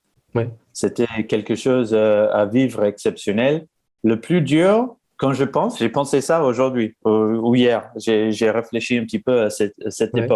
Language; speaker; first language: French; non-native, fluent; English